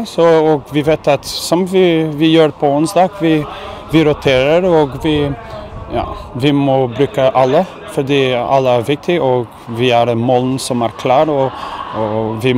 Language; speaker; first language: Norwegian; non-native, fluent; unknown